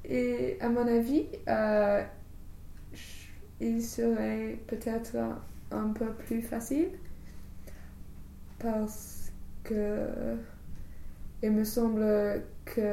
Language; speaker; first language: French; non-native, learner; English